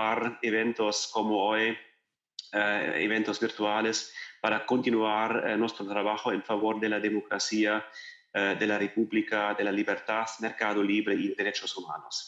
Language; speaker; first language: Spanish; non-native, learner; German